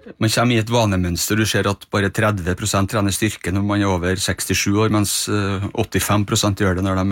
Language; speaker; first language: Norwegian; native; Norwegian